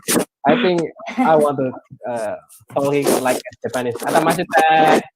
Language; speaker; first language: English; non-native, learner; Indonesian